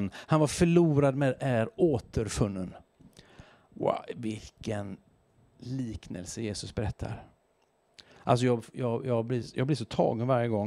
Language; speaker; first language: Swedish; native; Swedish